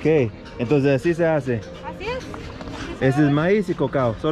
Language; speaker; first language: Spanish; non-native, fluent; English